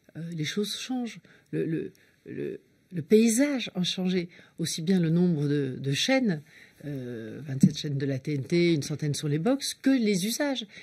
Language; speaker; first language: French; native; French